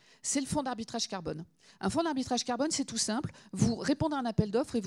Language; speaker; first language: French; native; French